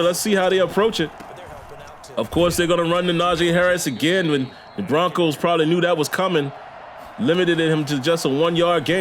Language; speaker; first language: English; native; English